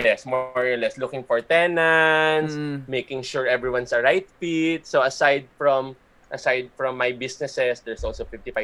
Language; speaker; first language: English; non-native, local second language; Filipino